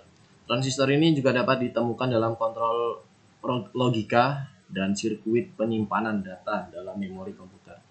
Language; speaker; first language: Indonesian; native; Indonesian